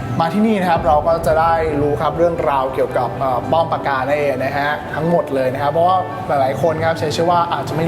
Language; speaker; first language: Thai; native; Thai